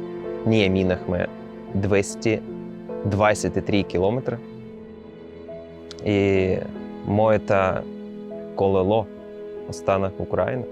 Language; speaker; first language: Bulgarian; non-native, learner; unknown